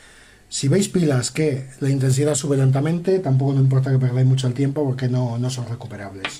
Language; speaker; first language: Spanish; native; Spanish